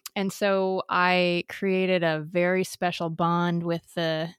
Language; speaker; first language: English; native; English